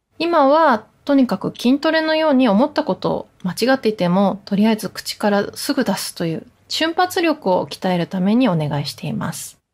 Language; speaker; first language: Japanese; native; Japanese